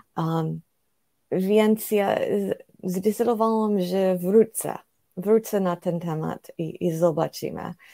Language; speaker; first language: Polish; non-native, fluent; English